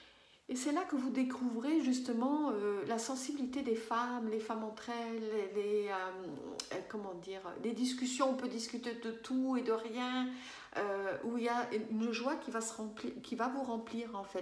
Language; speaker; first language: French; native; French